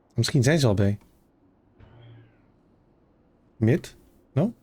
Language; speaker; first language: Dutch; native; Dutch